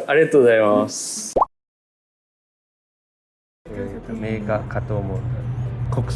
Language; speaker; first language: Japanese; native; Japanese